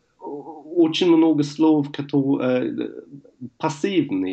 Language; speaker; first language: Russian; non-native, learner; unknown